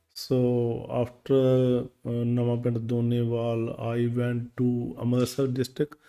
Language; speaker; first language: English; non-native, local second language; Punjabi